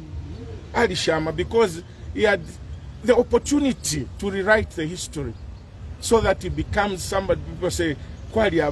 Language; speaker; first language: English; non-native, local second language; Bemba